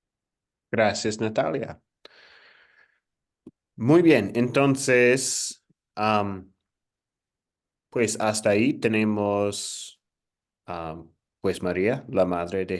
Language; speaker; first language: Spanish; non-native, fluent; English